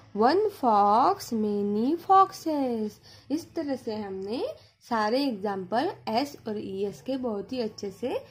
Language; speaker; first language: Hindi; non-native, local second language; Marathi